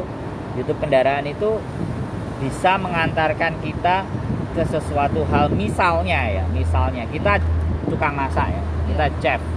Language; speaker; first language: Indonesian; non-native, local second language; Javanese